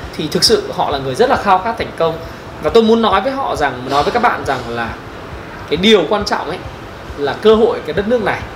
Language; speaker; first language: Vietnamese; native; Vietnamese